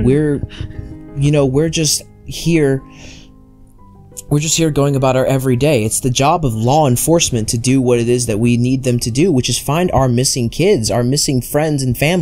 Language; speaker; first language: English; native; English